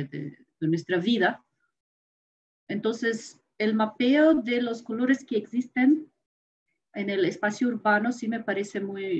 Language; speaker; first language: Spanish; non-native, fluent; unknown